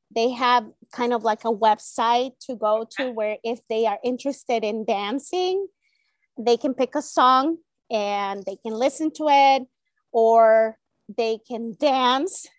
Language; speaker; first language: English; non-native, fluent; Spanish